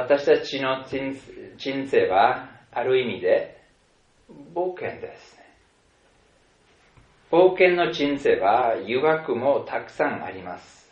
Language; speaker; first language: Japanese; non-native, fluent; German